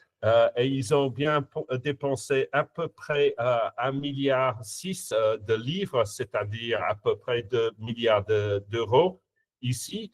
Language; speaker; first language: French; non-native, fluent; English